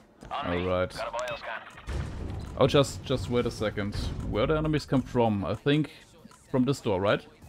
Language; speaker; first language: English; non-native, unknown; German